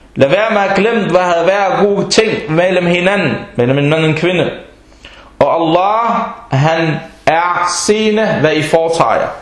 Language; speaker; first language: Danish; early bilingual, other home language; Arabic